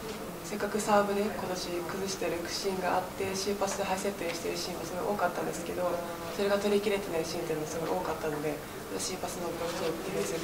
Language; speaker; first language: Japanese; native; Japanese